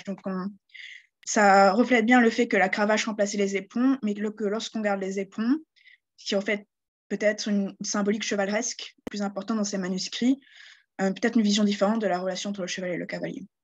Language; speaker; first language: French; native; French